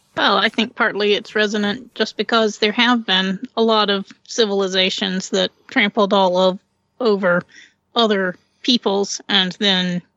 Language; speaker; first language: English; native; English